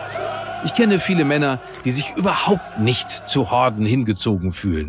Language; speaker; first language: German; native; German